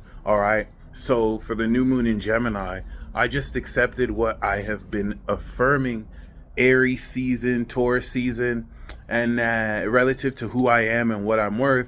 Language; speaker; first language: English; native; English